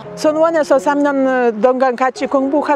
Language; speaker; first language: Korean; non-native, learner; Lithuanian